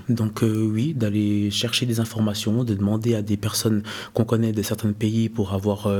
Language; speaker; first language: French; early bilingual, other home language; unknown